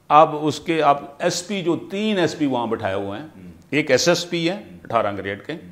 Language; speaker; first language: Urdu; native; Urdu